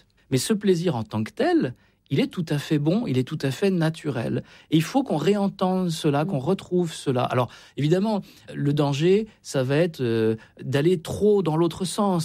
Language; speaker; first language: French; native; French